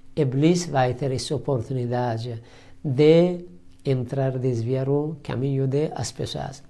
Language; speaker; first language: Portuguese; non-native, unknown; Persian